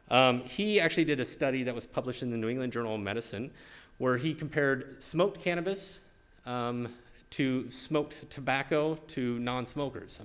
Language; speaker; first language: English; native; English